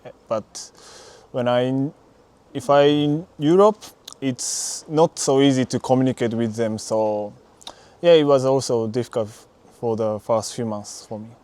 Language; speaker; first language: English; non-native, learner; Japanese